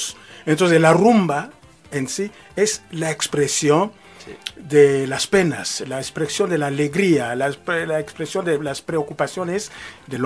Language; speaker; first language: Spanish; non-native, fluent; Lingala